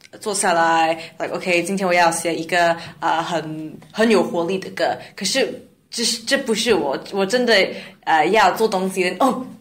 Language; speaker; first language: Chinese; non-native, learner; English